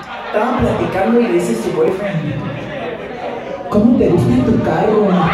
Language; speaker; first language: Spanish; early bilingual, other home language; English